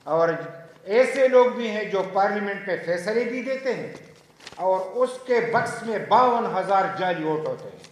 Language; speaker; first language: Urdu; non-native, local second language; Pashto